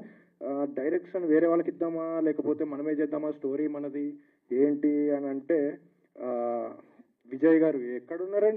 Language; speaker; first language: Telugu; native; Telugu